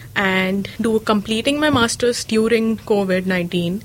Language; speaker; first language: English; non-native, local second language; Marathi